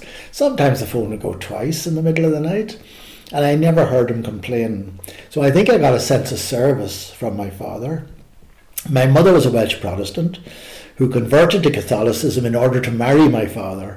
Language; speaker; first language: English; native; English